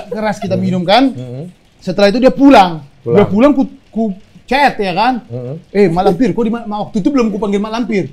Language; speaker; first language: Indonesian; native; Indonesian